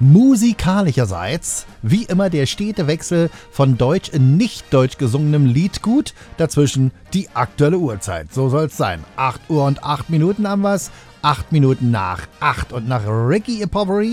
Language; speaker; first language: German; native; German